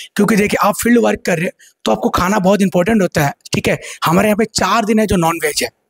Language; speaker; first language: Hindi; non-native, local second language; Bangla